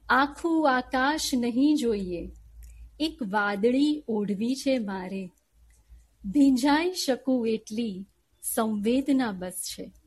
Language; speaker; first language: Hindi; non-native, local second language; Gujarati